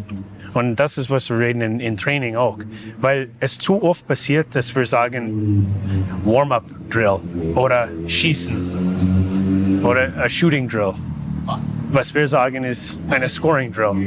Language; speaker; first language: German; non-native, learner; English